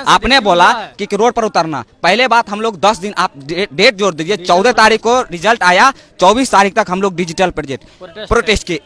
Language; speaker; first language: Hindi; native; Hindi